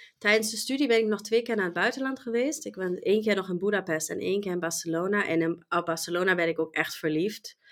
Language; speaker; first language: Dutch; non-native, fluent; German